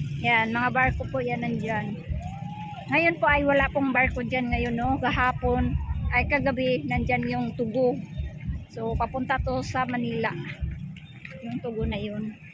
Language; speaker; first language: Filipino; non-native, local second language; Cebuano